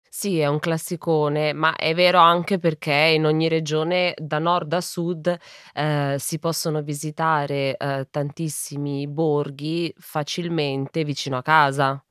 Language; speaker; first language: Italian; native; Italian